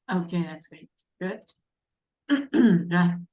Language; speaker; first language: English; non-native, fluent; Vietnamese